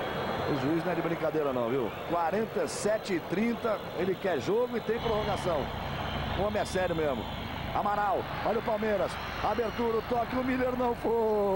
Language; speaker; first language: Portuguese; native; Portuguese